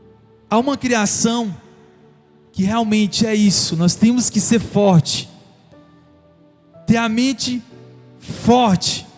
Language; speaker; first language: Portuguese; native; Portuguese